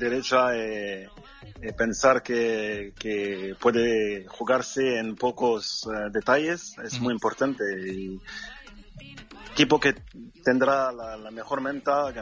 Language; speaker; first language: Spanish; non-native, fluent; French